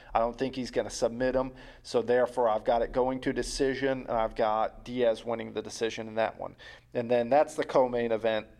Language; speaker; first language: English; native; English